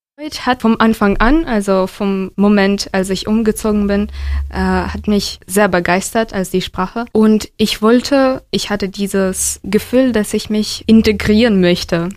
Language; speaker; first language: German; early bilingual, other home language; Ukrainian